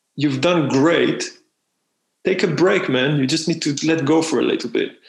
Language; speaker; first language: English; non-native, fluent; Hebrew